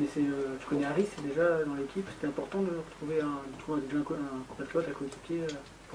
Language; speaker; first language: French; native; French